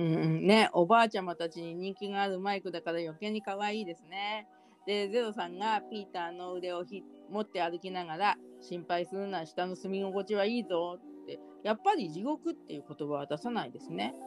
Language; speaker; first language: Japanese; native; Japanese